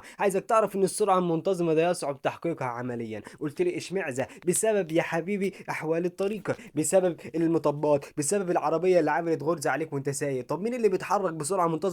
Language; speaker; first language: Arabic; native; Arabic